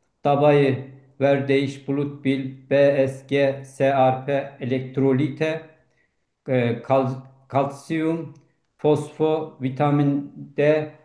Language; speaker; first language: German; non-native, learner; Turkish